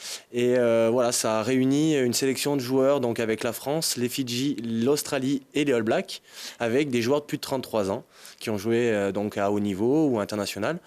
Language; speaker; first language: French; native; French